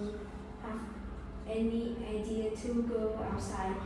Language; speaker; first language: English; non-native, learner; Vietnamese